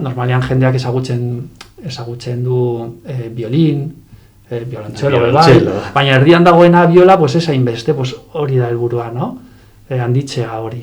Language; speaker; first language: Basque; non-native, local second language; Spanish